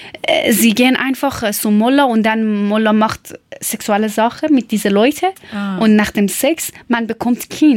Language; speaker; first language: German; non-native, learner; Persian